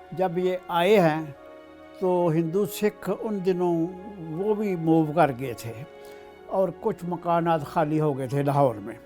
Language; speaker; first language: Urdu; non-native, local second language; Punjabi